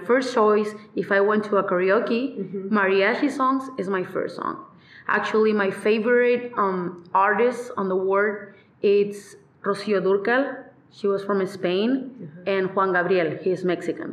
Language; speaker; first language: English; non-native, learner; Spanish